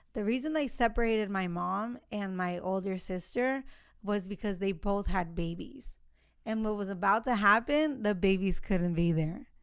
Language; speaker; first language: English; early bilingual, other home language; Spanish